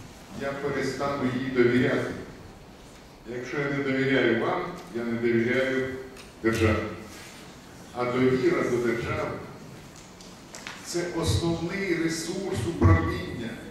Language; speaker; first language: Ukrainian; non-native, local second language; Russian